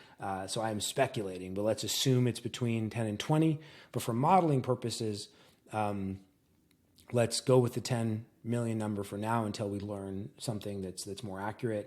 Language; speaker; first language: English; native; English